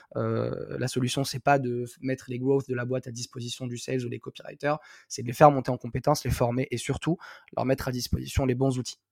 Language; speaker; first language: French; non-native, local second language; Arabic